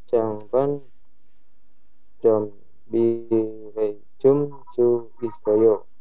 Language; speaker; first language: Korean; non-native, learner; Indonesian